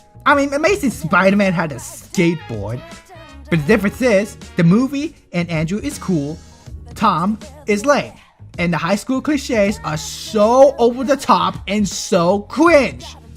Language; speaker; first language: English; native; English